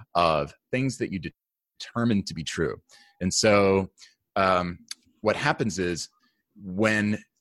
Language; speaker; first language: English; native; English